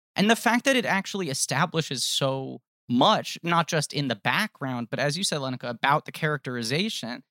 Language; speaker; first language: English; native; English